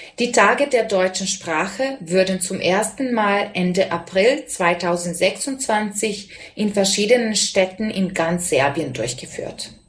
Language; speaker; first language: German; non-native, fluent; Serbian